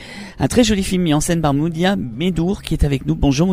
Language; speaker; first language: French; native; French